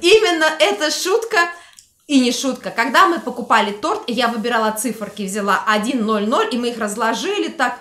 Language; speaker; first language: Russian; native; Russian